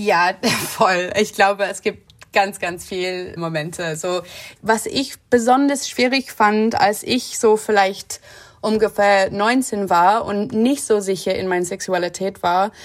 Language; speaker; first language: German; non-native, fluent; English